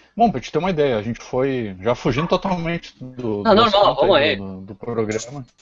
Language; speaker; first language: Portuguese; native; Portuguese